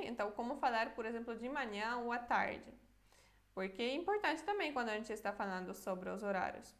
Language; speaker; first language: Portuguese; non-native, fluent; Polish